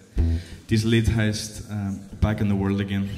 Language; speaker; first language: German; non-native, learner; English